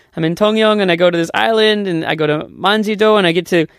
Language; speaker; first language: English; native; English